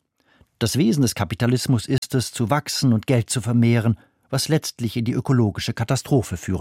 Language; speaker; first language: German; native; German